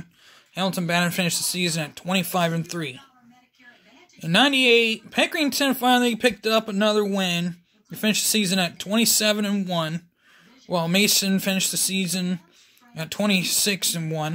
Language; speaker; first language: English; native; English